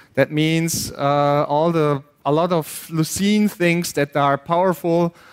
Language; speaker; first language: English; non-native, fluent; German